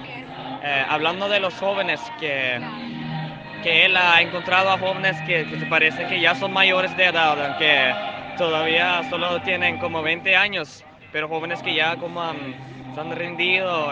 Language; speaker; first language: Spanish; non-native, fluent; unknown